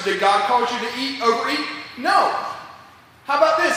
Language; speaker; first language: English; native; English